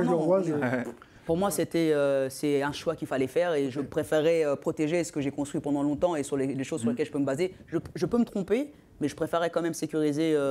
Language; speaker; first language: French; native; French